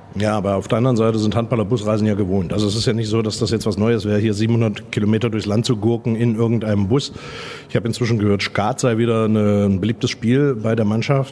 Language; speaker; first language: German; native; German